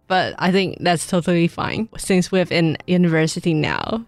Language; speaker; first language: English; non-native, fluent; Chinese